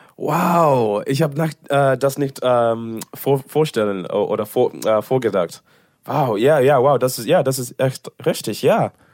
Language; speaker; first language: German; non-native, learner; English